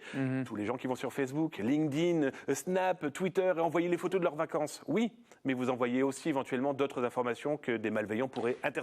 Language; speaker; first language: French; native; French